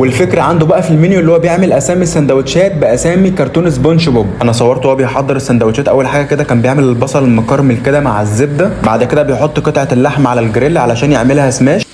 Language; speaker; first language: Arabic; native; Arabic